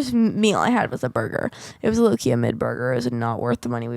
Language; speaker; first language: English; native; English